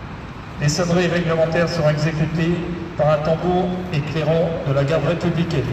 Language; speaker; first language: French; native; French